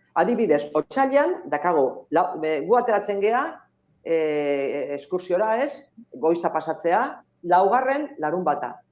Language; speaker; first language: Basque; non-native, local second language; Spanish